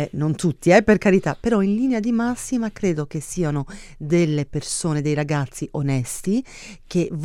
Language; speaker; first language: Italian; early bilingual, heritage; Italian